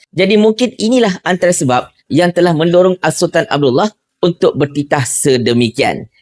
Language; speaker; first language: Malay; native; Malay